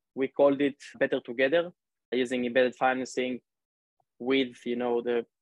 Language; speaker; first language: English; non-native, fluent; Hebrew